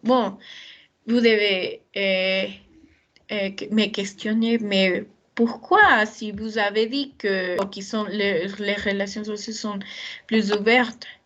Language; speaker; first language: French; non-native, learner; Spanish